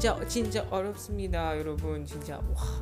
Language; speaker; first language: Korean; non-native, learner; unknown